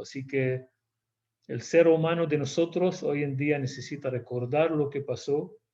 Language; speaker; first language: Spanish; non-native, fluent; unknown